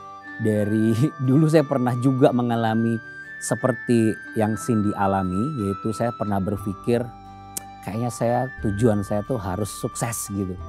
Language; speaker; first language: Indonesian; native; Indonesian